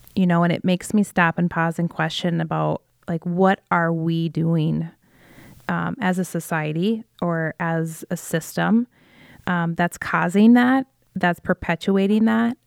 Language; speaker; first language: English; native; English